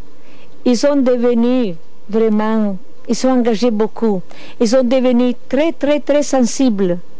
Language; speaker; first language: French; non-native, learner; Italian